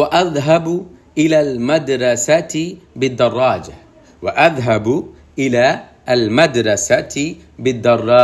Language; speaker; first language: Arabic; non-native, fluent; Bangla